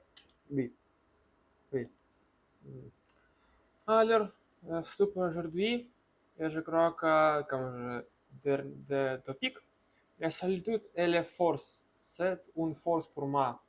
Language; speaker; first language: French; non-native, learner; Russian